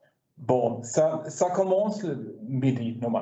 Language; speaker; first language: French; non-native, learner; Swedish